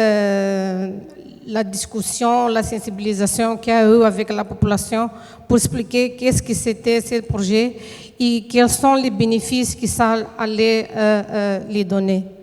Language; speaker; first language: French; non-native, fluent; Portuguese